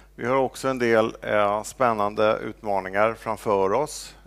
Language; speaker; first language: Swedish; native; Swedish